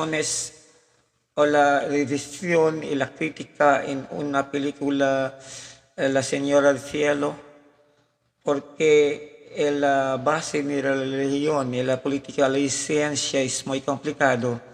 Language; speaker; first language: Spanish; non-native, learner; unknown